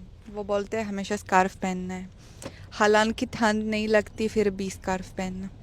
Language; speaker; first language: Hindi; non-native, fluent; Russian